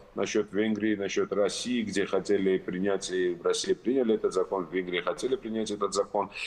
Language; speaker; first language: Russian; non-native, local second language; Georgian